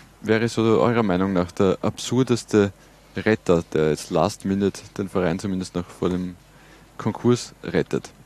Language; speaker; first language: German; native; German